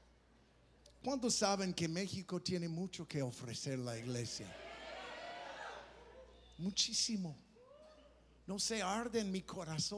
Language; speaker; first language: Spanish; non-native, fluent; English